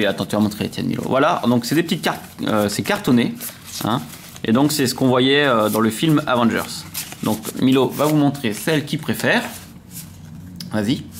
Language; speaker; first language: French; native; French